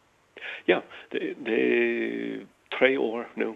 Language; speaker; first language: Danish; non-native, fluent; English